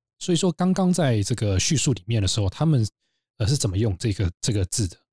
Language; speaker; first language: Chinese; native; Chinese